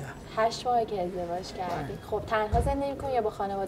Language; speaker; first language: Persian; native; Persian